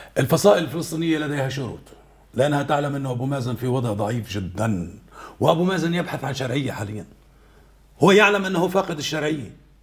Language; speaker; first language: Arabic; native; Arabic